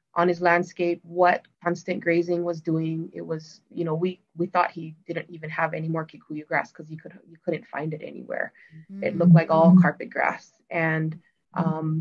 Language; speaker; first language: English; native; English